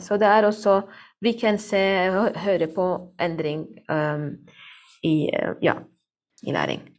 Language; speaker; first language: Norwegian; non-native, learner; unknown